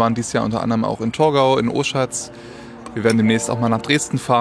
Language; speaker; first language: German; native; German